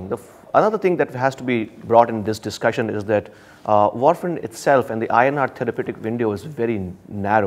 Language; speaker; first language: English; non-native, local second language; Hindi